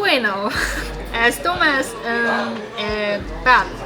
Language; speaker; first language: Spanish; non-native, learner; Chinese